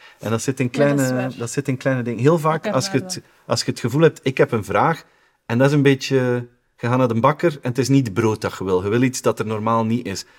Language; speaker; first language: Dutch; native; Dutch